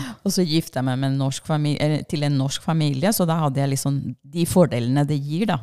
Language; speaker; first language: Norwegian; non-native, fluent; Spanish